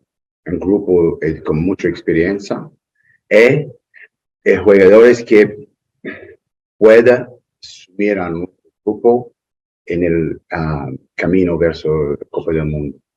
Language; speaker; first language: Spanish; non-native, learner; English